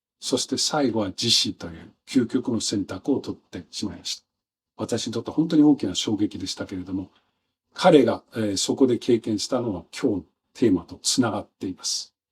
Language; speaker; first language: Japanese; non-native, fluent; Danish